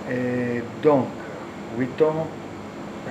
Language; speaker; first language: French; non-native, learner; Italian